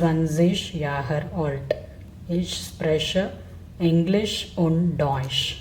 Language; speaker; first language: German; non-native, learner; Tamil